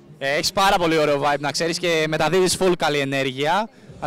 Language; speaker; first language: Greek; native; Greek